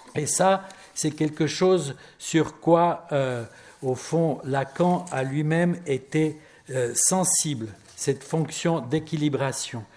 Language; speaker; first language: French; native; French